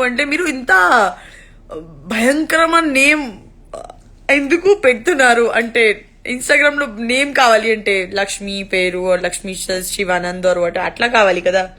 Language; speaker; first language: Telugu; non-native, local second language; Gujarati